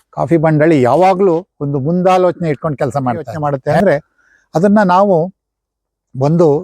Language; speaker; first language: Kannada; native; Kannada